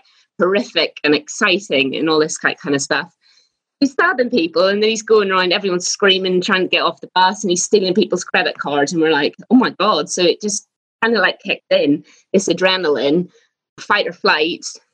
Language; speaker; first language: English; native; English